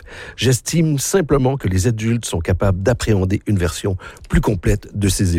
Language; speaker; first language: French; native; French